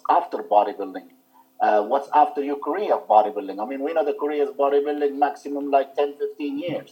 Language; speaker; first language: English; non-native, fluent; Arabic